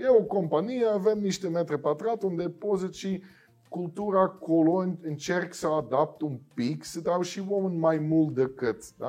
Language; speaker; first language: Romanian; non-native, learner; Dutch